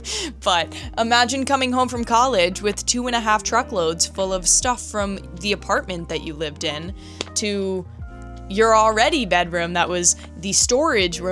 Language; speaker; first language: English; native; English